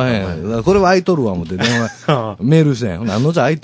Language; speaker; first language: Japanese; native; Japanese